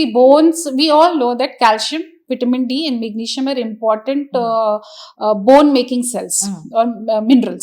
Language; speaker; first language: English; non-native, local second language; Hindi